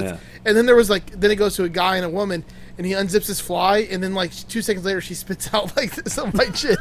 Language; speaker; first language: English; native; English